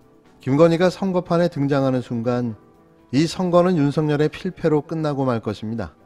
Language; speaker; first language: Korean; native; Korean